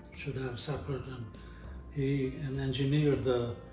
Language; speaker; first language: English; non-native, local second language; Punjabi